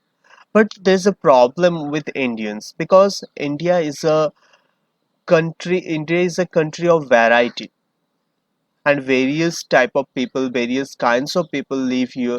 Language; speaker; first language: English; non-native, learner; Hindi